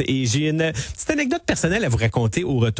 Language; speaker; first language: French; native; French